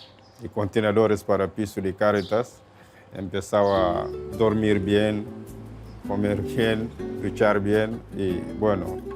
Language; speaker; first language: Spanish; non-native, learner; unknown